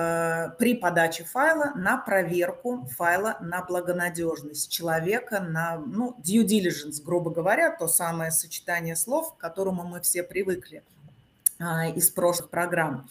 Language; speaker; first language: Russian; native; Russian